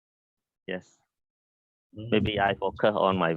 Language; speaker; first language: English; non-native, learner; Khmer